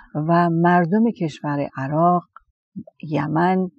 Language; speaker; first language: Persian; native; Persian